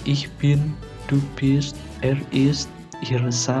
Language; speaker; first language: German; non-native, learner; Indonesian